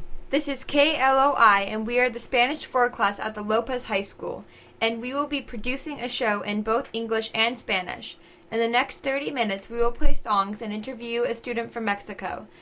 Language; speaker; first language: English; native; English